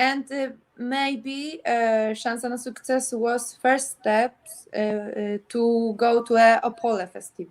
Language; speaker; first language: English; non-native, learner; Polish